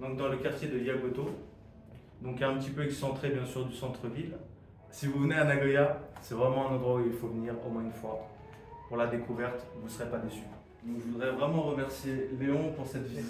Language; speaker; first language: French; native; French